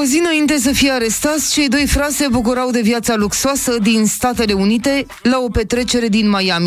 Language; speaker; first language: Romanian; native; Romanian